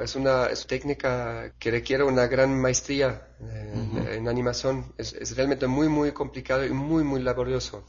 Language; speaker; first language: Spanish; non-native, fluent; German